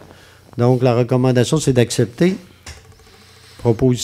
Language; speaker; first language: French; native; French